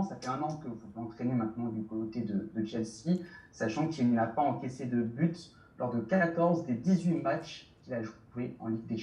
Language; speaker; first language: French; native; French